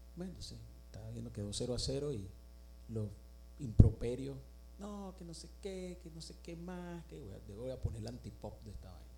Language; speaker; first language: Spanish; native; Spanish